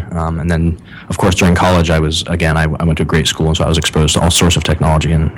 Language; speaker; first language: English; native; English